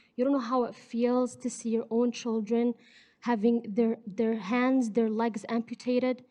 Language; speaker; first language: English; early bilingual, other home language; Arabic